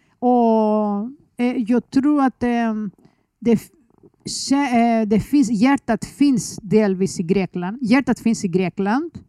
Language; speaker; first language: Swedish; non-native, fluent; Greek